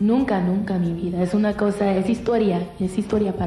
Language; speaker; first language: Spanish; early bilingual, heritage; English